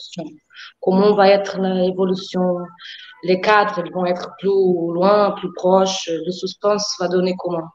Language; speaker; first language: French; non-native, fluent; Portuguese